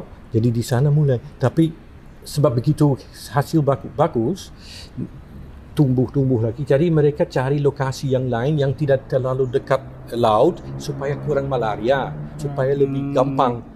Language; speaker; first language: Indonesian; non-native, fluent; Dutch